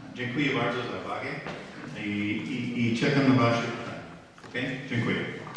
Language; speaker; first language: Polish; non-native, learner; English